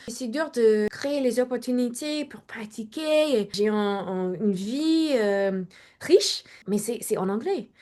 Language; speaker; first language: French; non-native, learner; English